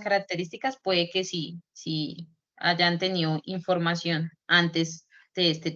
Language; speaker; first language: Spanish; native; Spanish